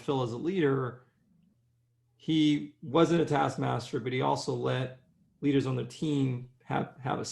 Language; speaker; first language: English; native; English